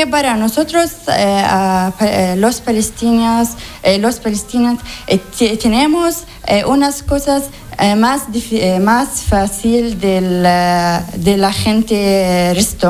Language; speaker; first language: Spanish; non-native, learner; Arabic